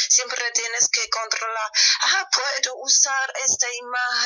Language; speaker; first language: Spanish; non-native, fluent; German